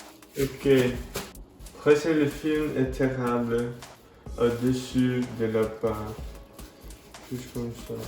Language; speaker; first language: French; non-native, learner; English